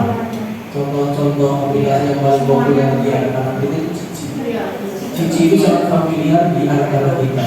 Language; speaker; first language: Indonesian; native; Indonesian